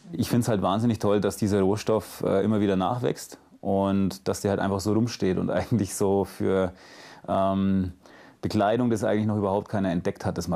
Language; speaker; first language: German; native; German